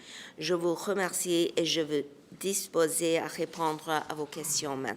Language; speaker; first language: French; non-native, local second language; English